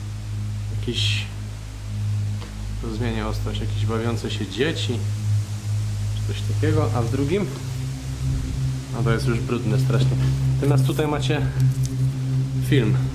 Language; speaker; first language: Polish; native; Polish